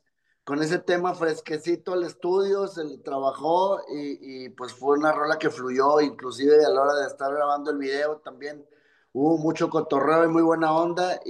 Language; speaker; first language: Spanish; native; Spanish